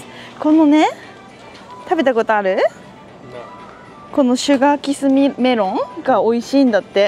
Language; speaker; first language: Japanese; native; Japanese